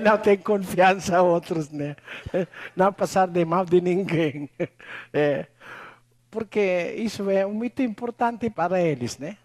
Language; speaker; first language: Portuguese; non-native, learner; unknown